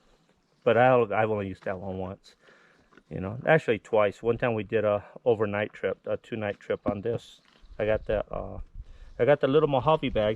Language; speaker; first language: English; native; English